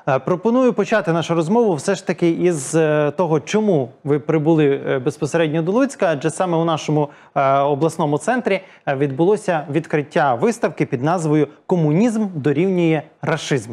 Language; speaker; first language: Ukrainian; native; Ukrainian